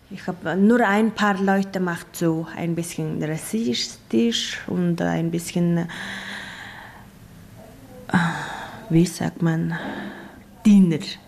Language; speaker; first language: German; non-native, learner; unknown